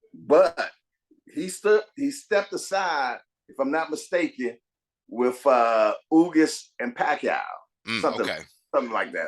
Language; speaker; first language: English; native; English